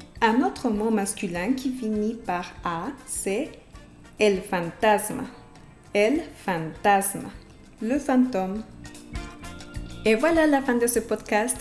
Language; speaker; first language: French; non-native, fluent; Spanish